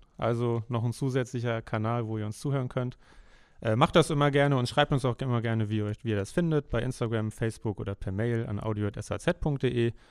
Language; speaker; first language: German; native; German